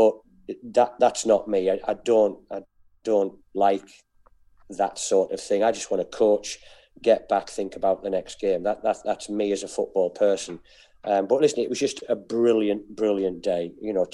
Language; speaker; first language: English; native; English